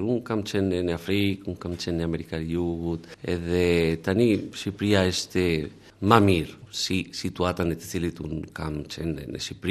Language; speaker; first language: Albanian; non-native, learner; Spanish